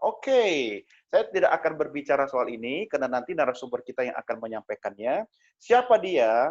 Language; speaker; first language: Indonesian; native; Indonesian